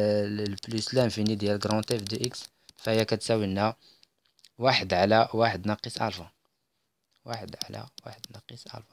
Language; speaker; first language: Arabic; native; Arabic